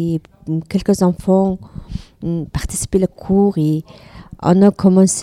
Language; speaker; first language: French; non-native, learner; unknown